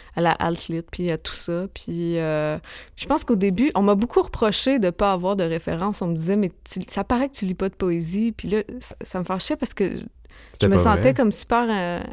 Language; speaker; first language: French; native; French